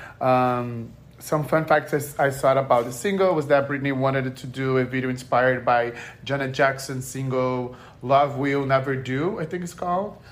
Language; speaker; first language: English; non-native, fluent; Portuguese